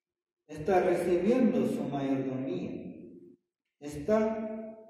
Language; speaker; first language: Spanish; non-native, fluent; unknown